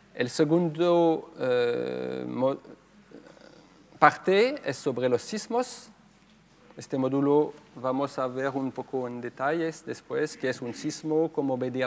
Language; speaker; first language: Spanish; non-native, fluent; French